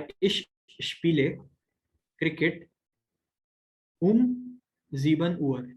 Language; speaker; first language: German; non-native, learner; Hindi